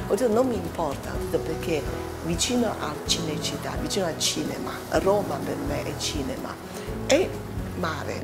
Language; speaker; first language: Italian; non-native, fluent; Chinese